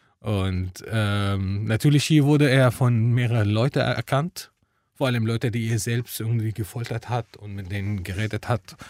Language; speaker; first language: German; non-native, fluent; Arabic